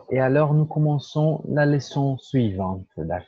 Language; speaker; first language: French; non-native, learner; Portuguese